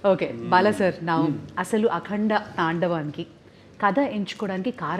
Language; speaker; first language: Telugu; native; Telugu